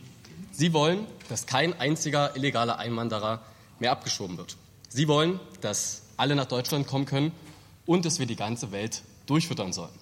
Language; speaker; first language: German; native; German